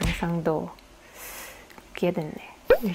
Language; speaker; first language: Korean; non-native, fluent; Russian